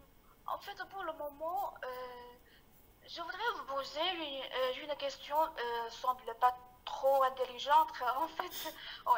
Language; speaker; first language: French; non-native, fluent; Chinese